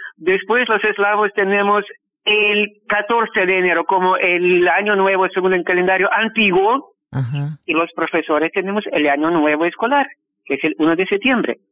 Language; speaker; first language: Spanish; non-native, fluent; Russian